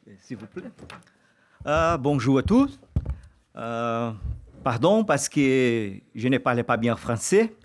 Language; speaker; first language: French; non-native, learner; Portuguese